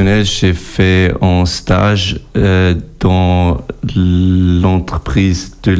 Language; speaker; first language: French; non-native, learner; German